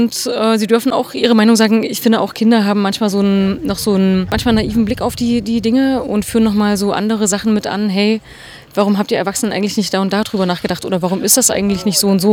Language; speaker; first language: German; native; German